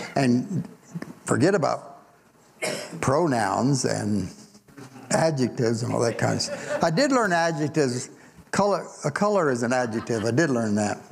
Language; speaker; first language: English; native; English